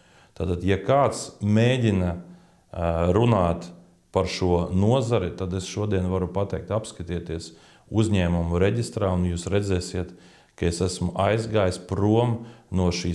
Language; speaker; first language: Latvian; native; Latvian